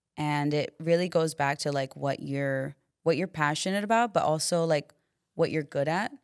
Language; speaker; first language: English; native; English